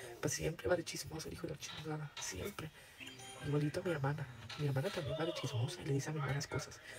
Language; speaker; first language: Spanish; early bilingual, heritage; Spanish